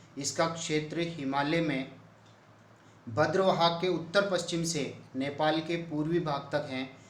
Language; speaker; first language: Hindi; native; Hindi